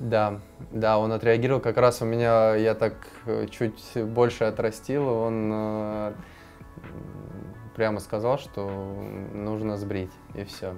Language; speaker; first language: Russian; native; Russian